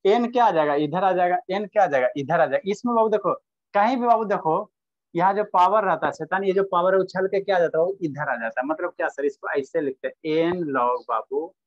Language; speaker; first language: Hindi; native; Hindi